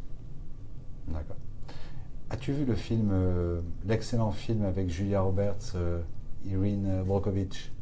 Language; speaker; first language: French; native; French